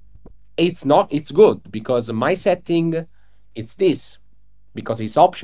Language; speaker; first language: English; non-native, learner; Italian